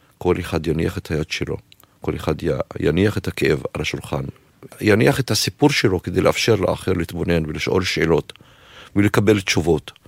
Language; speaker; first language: Hebrew; non-native, local second language; Arabic